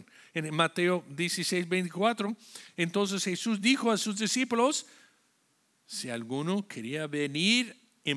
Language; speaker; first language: Spanish; non-native, fluent; English